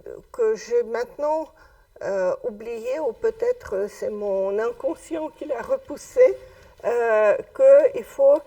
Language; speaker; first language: French; non-native, fluent; Russian